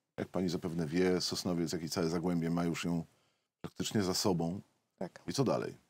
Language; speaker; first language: Polish; native; Polish